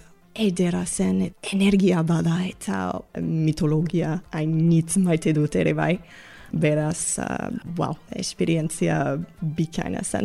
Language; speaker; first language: Basque; non-native, learner; English